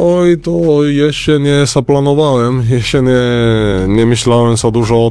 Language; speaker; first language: Polish; non-native, learner; Spanish